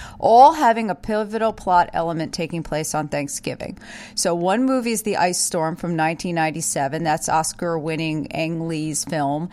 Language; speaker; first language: English; native; English